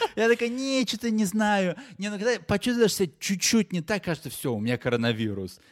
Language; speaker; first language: Russian; native; Russian